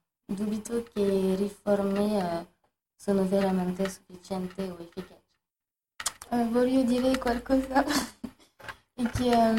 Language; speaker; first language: Italian; non-native, learner; French